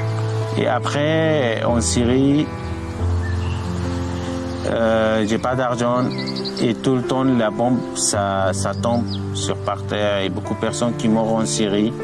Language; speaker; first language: French; non-native, learner; Arabic